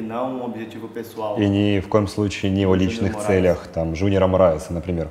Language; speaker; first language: Russian; non-native, fluent; Portuguese